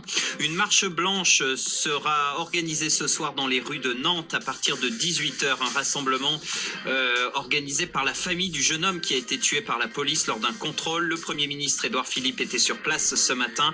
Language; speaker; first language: French; native; French